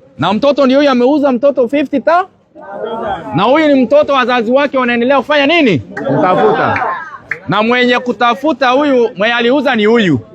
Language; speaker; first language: Swahili; native; Swahili